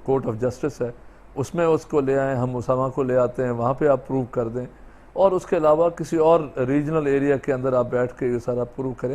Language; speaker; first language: Urdu; non-native, local second language; Sindhi